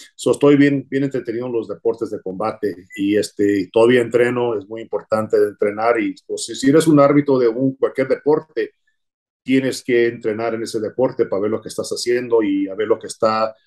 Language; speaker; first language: Spanish; early bilingual, heritage; Spanish